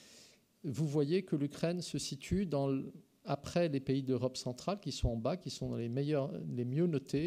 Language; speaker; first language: French; native; French